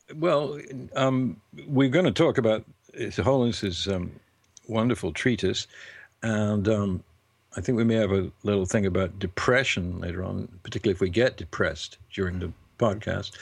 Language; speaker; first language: English; native; English